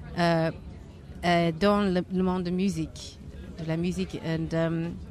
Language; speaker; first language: French; non-native, learner; English